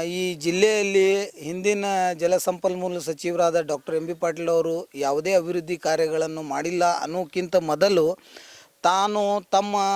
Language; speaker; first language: Kannada; native; Kannada